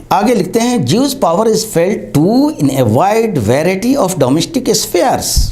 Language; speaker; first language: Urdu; native; Urdu